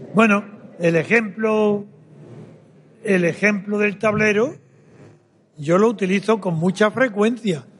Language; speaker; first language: Spanish; native; Spanish